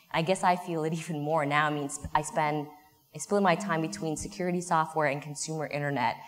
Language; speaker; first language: English; native; English